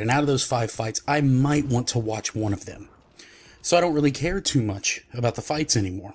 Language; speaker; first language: English; native; English